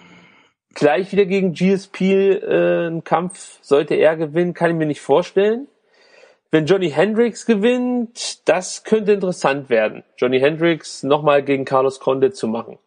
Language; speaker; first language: German; native; German